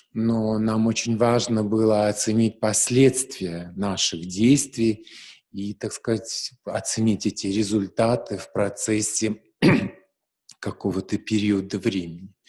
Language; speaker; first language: Russian; native; Russian